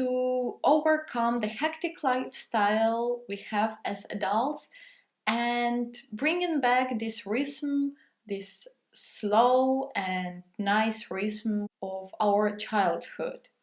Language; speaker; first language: English; non-native, fluent; Russian